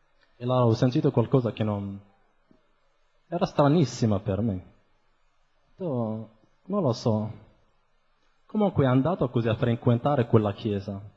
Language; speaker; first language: Italian; non-native, fluent; Arabic